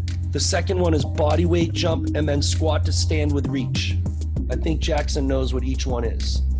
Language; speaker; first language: English; native; English